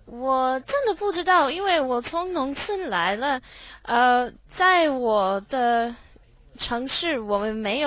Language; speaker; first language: Chinese; non-native, learner; English